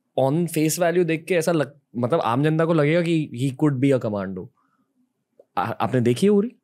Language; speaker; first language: Hindi; native; Hindi